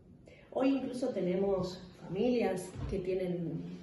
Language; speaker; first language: Spanish; native; Spanish